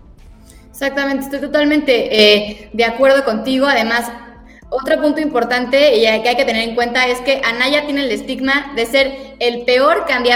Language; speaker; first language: Spanish; native; Spanish